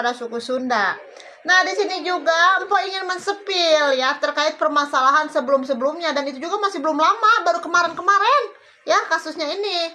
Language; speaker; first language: Indonesian; native; Indonesian